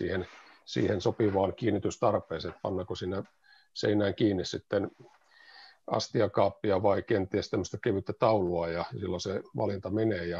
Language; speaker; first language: Finnish; native; Finnish